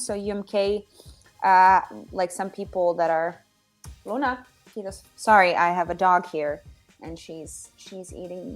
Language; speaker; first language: English; non-native, fluent; Finnish